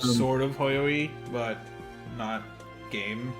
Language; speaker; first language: English; native; English